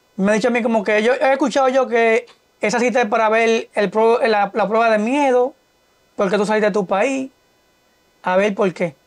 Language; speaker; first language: Spanish; native; Spanish